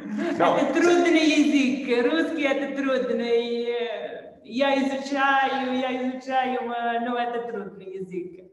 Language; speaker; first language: Russian; non-native, learner; Italian